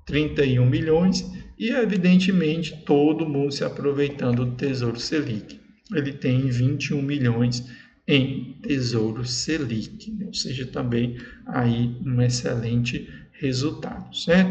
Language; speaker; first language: Portuguese; native; Portuguese